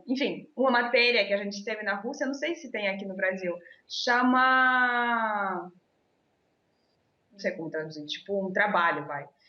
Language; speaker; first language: Portuguese; non-native, fluent; Russian